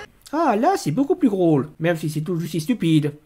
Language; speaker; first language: French; native; French